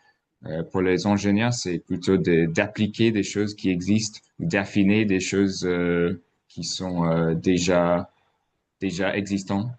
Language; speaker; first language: French; non-native, fluent; English